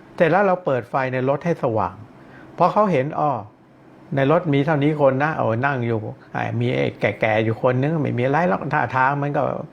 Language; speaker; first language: Thai; native; Thai